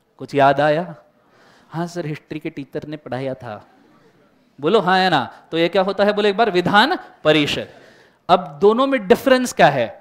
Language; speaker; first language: Hindi; non-native, local second language; Marathi